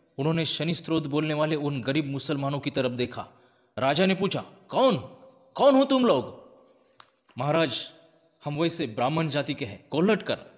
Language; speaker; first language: Hindi; non-native, local second language; Marathi